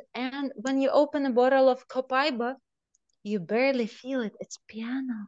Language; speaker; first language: English; non-native, fluent; Russian